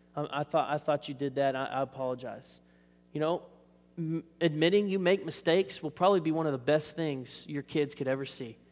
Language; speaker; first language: English; native; English